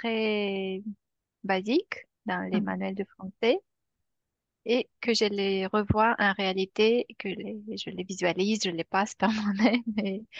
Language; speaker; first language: French; non-native, fluent; Romanian